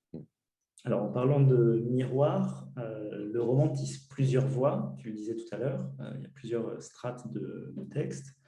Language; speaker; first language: French; native; French